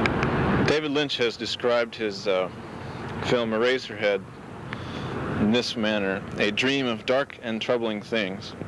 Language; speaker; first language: English; native; English